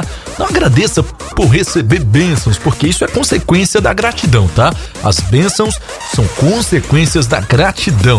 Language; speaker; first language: Portuguese; native; Portuguese